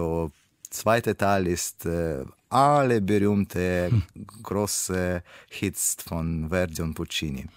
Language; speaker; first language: German; non-native, learner; Russian